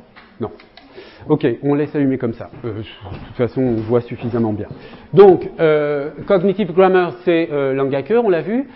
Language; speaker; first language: French; native; French